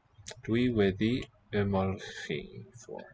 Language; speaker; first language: Welsh; non-native, learner; English